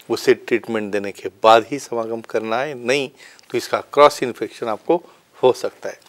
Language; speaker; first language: Hindi; non-native, local second language; Marathi